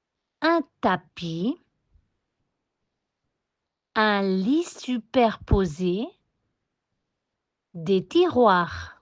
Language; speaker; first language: French; non-native, fluent; Spanish